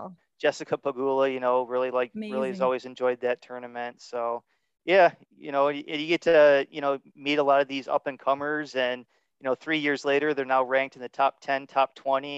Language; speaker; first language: English; native; English